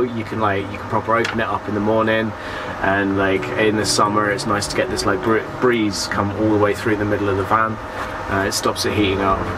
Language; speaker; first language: English; native; English